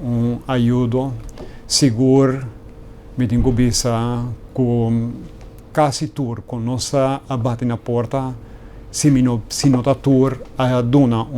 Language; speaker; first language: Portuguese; early bilingual, heritage; Portuguese